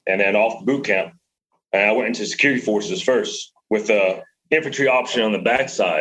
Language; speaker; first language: English; native; English